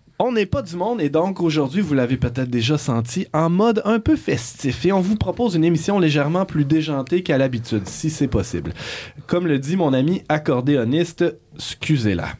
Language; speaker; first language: French; native; French